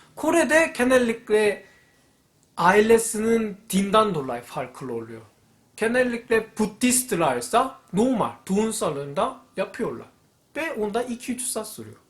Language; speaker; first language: Turkish; non-native, fluent; Korean